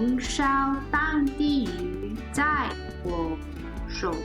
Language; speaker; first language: Chinese; non-native, learner; English